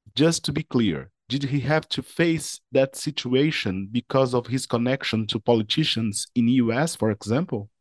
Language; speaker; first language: English; non-native, fluent; Portuguese